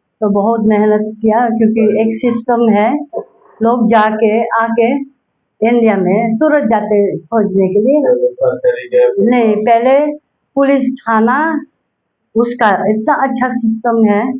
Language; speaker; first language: Hindi; early bilingual, heritage; Hindi